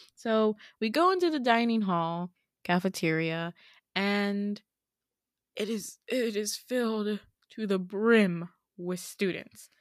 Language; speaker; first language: English; native; English